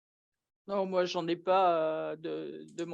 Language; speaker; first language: French; native; French